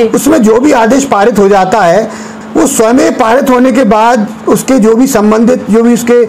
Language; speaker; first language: Hindi; native; Hindi